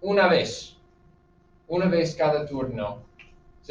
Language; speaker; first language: Spanish; non-native, fluent; English